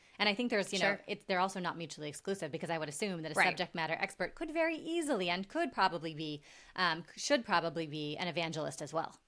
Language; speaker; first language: English; native; English